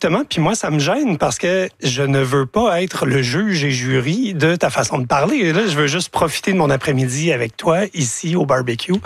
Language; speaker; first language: French; native; French